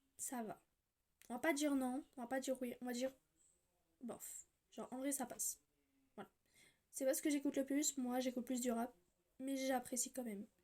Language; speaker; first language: French; native; French